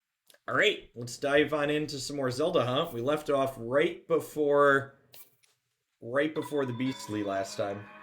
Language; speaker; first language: English; native; English